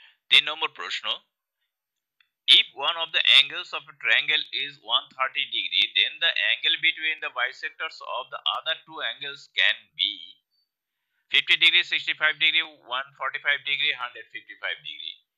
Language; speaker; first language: English; non-native, local second language; Bangla